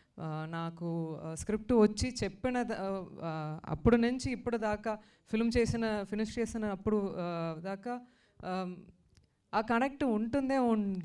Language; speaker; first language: Telugu; non-native, fluent; Tamil